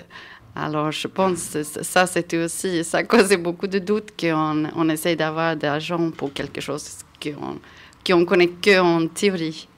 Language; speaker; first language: French; non-native, fluent; Swedish